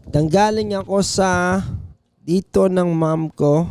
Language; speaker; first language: Filipino; early bilingual, other home language; English